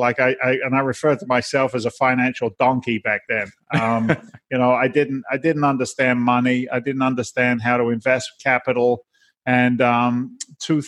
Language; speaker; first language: English; native; English